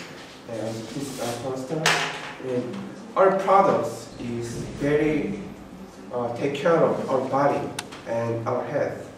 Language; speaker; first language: English; non-native, learner; Korean